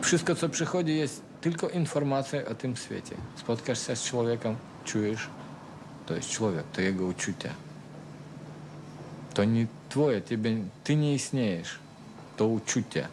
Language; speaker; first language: Polish; non-native, learner; Russian